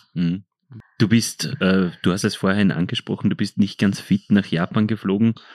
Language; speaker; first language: German; native; German